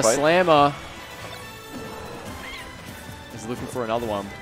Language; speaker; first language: English; native; English